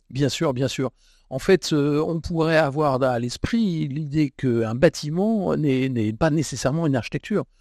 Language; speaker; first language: French; native; French